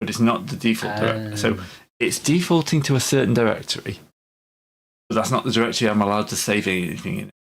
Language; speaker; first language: English; native; English